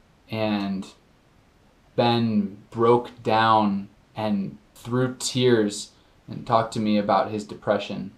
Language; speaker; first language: English; native; English